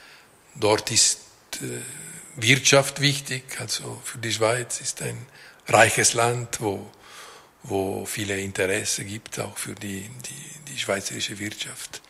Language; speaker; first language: German; non-native, local second language; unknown